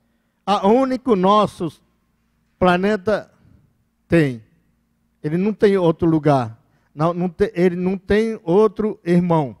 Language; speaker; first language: Portuguese; non-native, local second language; Yanomámi